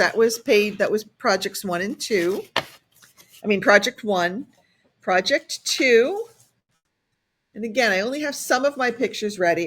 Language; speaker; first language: English; native; English